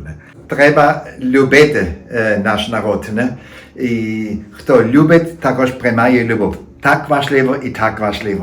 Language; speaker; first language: Ukrainian; non-native, learner; German